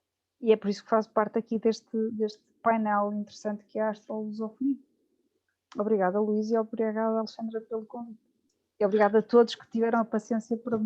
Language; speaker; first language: Portuguese; native; Portuguese